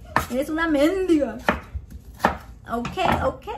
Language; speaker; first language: Spanish; early bilingual, heritage; Spanish